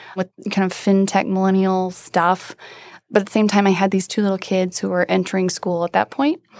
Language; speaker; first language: English; native; English